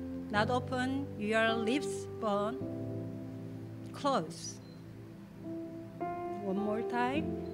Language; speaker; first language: English; non-native, learner; Korean